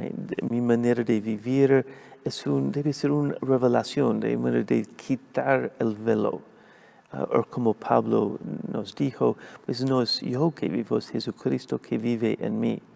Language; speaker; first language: Spanish; non-native, fluent; English